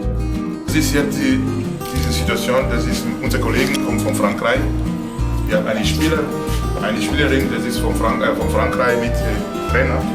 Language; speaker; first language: German; non-native, learner; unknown